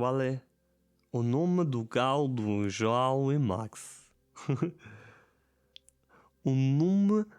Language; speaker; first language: Portuguese; non-native, learner; German